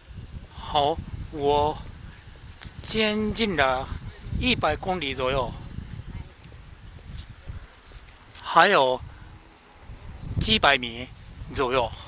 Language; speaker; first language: Chinese; non-native, learner; Japanese